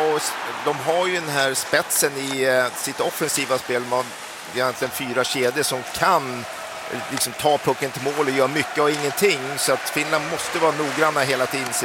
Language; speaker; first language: Swedish; native; Swedish